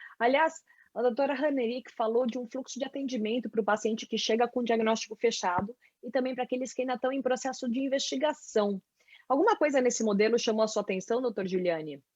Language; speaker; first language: Portuguese; native; Portuguese